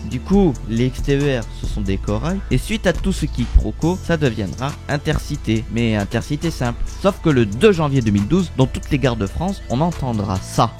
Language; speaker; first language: French; native; French